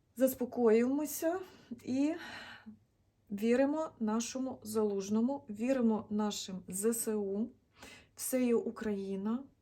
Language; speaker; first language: Ukrainian; native; Ukrainian